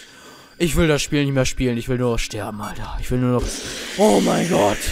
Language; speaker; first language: German; native; German